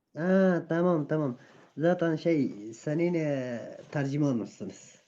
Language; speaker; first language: Turkish; non-native, learner; Persian